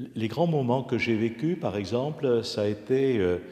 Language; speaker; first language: French; native; French